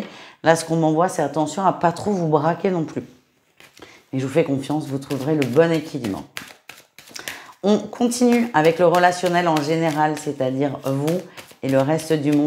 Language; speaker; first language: French; native; French